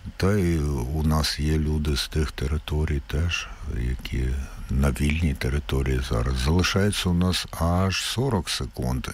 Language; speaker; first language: Ukrainian; native; Ukrainian